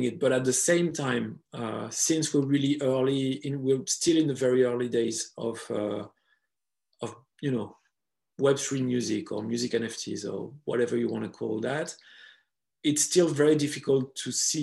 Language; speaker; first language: English; non-native, fluent; French